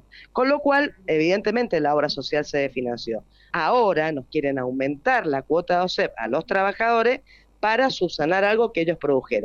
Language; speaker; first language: Spanish; native; Spanish